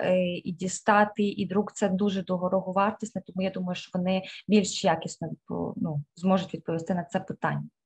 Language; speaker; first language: Ukrainian; native; Ukrainian